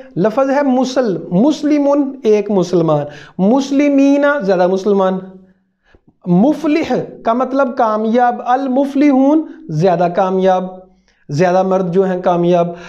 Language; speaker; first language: Urdu; native; Urdu